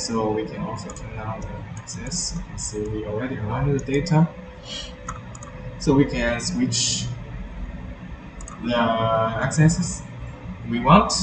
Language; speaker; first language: English; non-native, fluent; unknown